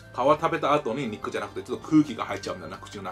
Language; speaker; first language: Japanese; native; Japanese